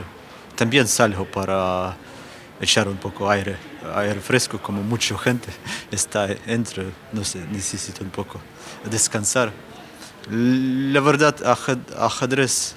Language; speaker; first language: Spanish; non-native, learner; Ukrainian